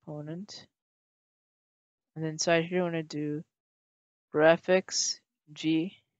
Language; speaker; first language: English; native; English